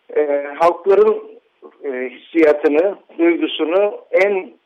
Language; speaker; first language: Turkish; native; Turkish